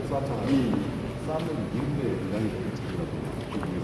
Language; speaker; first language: Korean; native; Korean